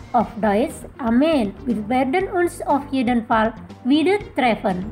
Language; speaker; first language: German; non-native, fluent; Indonesian